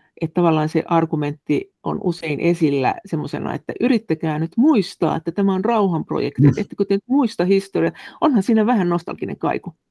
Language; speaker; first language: Finnish; native; Finnish